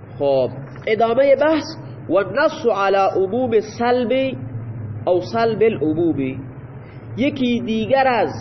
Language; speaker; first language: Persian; non-native, local second language; Baluchi